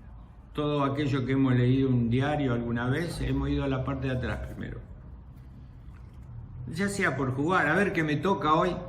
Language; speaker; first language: Spanish; native; Spanish